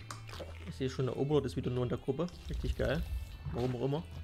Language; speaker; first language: German; native; German